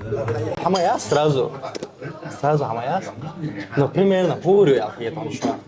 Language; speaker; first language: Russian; non-native, local second language; Chechen